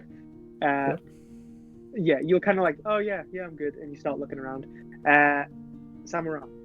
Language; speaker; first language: English; native; English